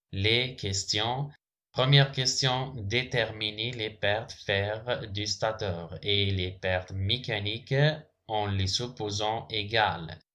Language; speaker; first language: French; non-native, local second language; Arabic